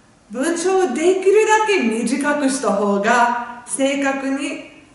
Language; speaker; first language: Japanese; non-native, fluent; English